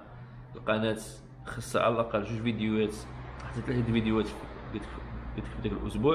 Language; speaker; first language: Arabic; native; Arabic